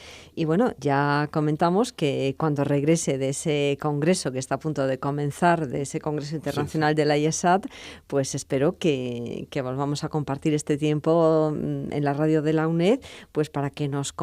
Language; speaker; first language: Spanish; native; Spanish